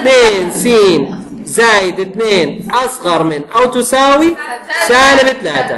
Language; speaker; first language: Arabic; native; Arabic